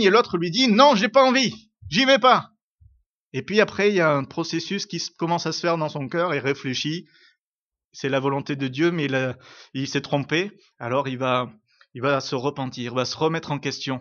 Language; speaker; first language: French; native; French